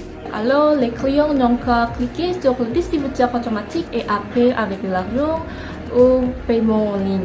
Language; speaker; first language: French; non-native, learner; Indonesian